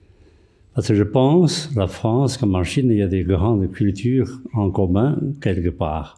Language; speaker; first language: French; non-native, fluent; Chinese